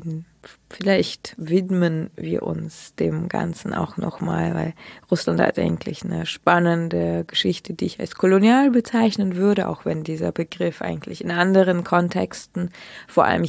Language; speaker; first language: German; early bilingual, other home language; Russian